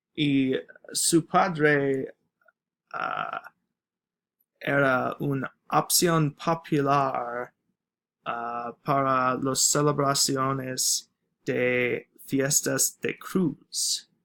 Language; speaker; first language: Spanish; non-native, learner; English